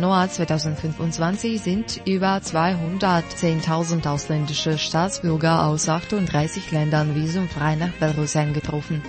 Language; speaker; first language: German; non-native, fluent; Russian